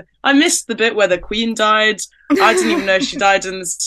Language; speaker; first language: English; native; English